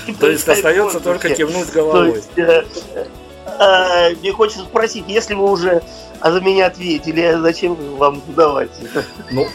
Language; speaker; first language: Russian; native; Russian